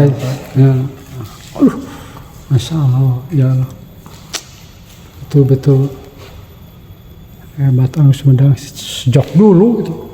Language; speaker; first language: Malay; non-native, local second language; Sundanese